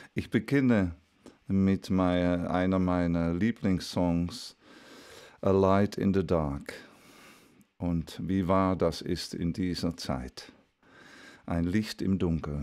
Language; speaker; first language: German; non-native, fluent; Dutch